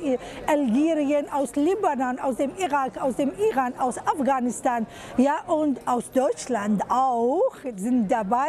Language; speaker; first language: German; non-native, fluent; Arabic